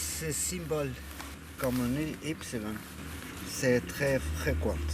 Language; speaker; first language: French; non-native, learner; Portuguese